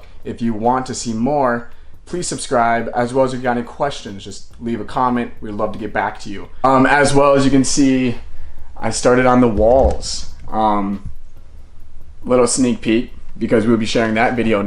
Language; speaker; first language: English; native; English